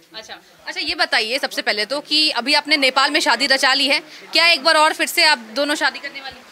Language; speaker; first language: Hindi; native; Hindi